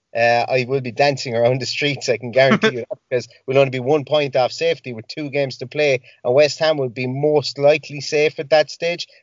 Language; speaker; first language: English; native; English